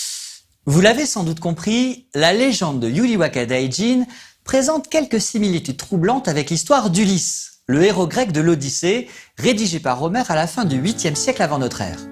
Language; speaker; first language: French; native; French